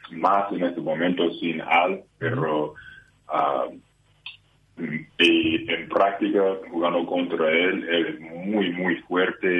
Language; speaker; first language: Spanish; non-native, learner; English